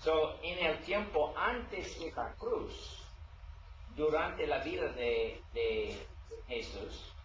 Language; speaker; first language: Spanish; non-native, learner; English